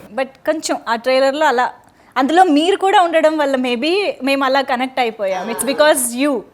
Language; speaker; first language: Telugu; native; Telugu